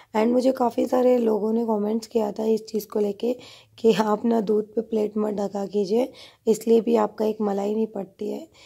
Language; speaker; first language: Hindi; native; Hindi